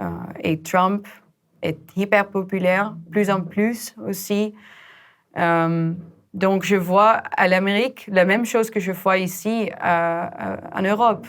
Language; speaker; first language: French; non-native, fluent; Dutch